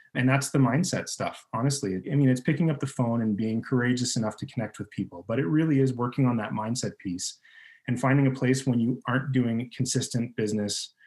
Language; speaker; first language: English; native; English